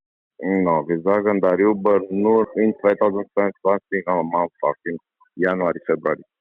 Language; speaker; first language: German; non-native, learner; Romanian